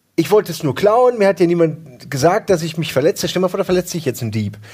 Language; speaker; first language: German; native; German